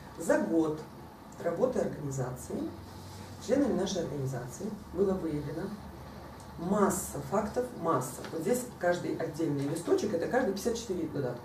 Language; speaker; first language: Russian; non-native, local second language; Ukrainian